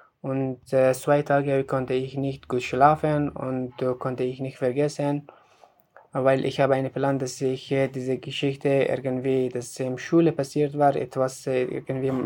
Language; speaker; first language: German; non-native, learner; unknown